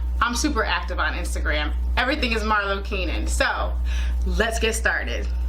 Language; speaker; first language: English; native; English